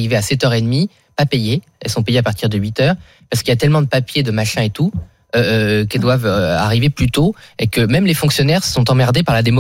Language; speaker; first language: French; native; French